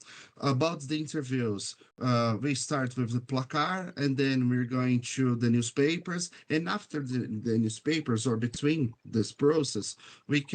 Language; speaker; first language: English; non-native, fluent; Portuguese